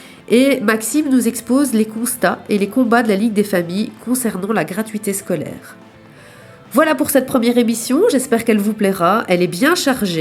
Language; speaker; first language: French; native; French